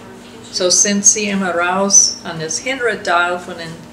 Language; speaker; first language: German; early bilingual, heritage; German